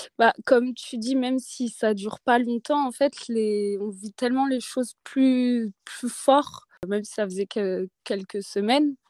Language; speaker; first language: French; native; French